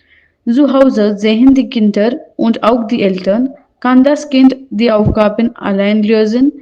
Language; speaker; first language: German; non-native, fluent; Hindi